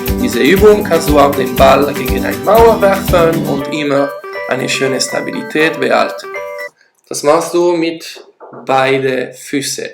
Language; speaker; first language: German; non-native, learner; French